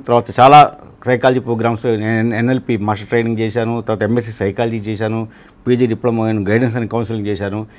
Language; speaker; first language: Telugu; non-native, local second language; Malayalam